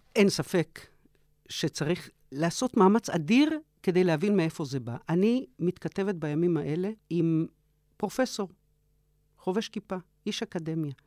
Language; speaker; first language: Hebrew; early bilingual, other home language; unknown